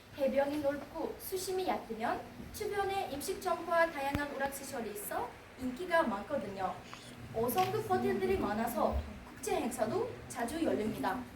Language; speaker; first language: Korean; non-native, learner; Uzbek